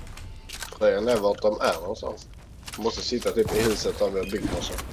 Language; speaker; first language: Swedish; native; Swedish